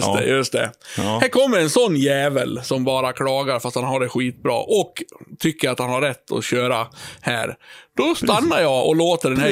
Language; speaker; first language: Swedish; native; Swedish